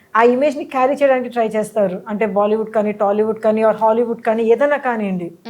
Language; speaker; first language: Telugu; early bilingual, heritage; Telugu